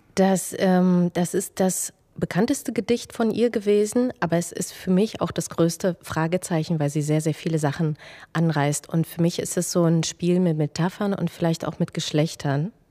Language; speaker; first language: German; non-native, fluent; Russian